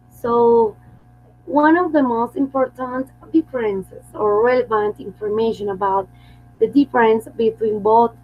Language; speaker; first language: English; non-native, fluent; Spanish